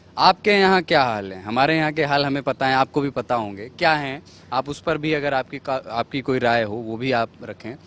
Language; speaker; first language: Urdu; native; Urdu